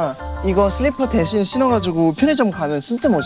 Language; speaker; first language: Korean; non-native, fluent; Thai